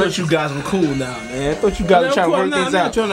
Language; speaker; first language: English; native; English